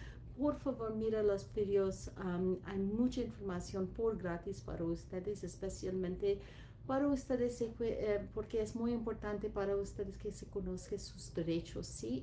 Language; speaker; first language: Spanish; non-native, learner; English